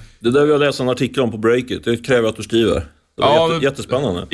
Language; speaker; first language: Swedish; native; Swedish